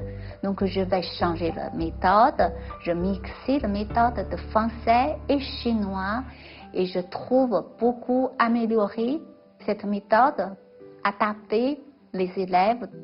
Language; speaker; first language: French; non-native, fluent; Chinese